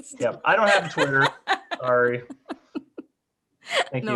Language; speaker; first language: English; native; English